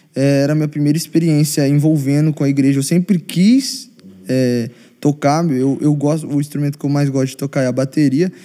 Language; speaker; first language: Portuguese; native; Portuguese